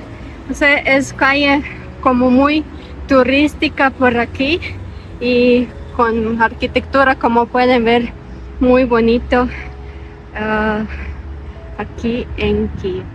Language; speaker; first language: Spanish; non-native, fluent; Ukrainian